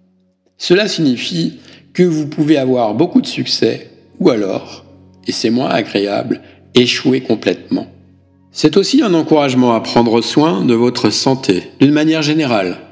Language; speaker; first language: French; native; French